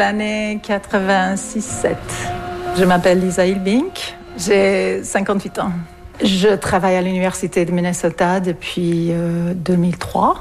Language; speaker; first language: French; non-native, fluent; English